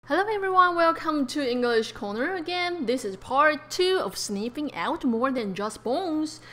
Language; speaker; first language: English; non-native, fluent; Chinese